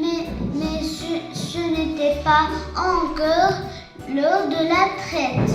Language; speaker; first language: French; non-native, learner; Arabic